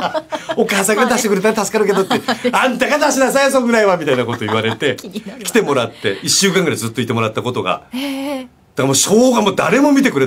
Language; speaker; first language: Japanese; native; Japanese